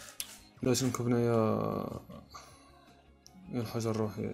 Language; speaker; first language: Arabic; native; Arabic